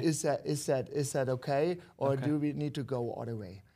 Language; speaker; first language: English; non-native, learner; German